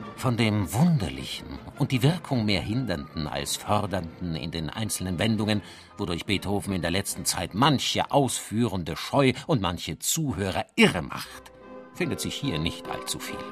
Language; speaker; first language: German; native; German